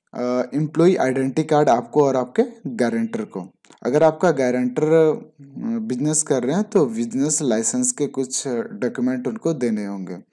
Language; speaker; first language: Hindi; native; Hindi